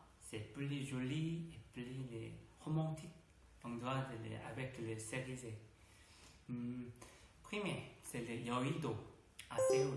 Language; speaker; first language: French; non-native, learner; Korean